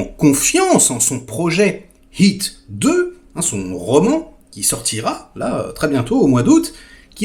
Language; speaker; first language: French; native; French